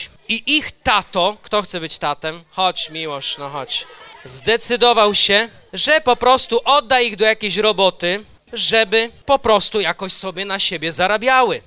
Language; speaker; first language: Polish; native; Polish